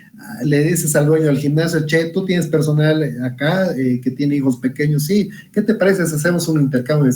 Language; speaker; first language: Spanish; native; Spanish